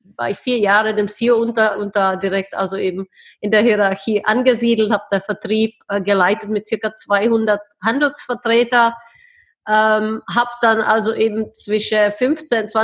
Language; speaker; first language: German; non-native, fluent; Czech